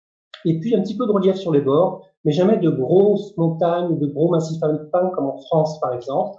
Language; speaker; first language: French; native; French